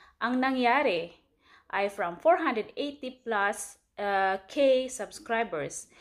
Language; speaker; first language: Filipino; non-native, local second language; Cebuano